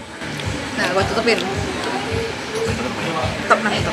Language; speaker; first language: Indonesian; native; Indonesian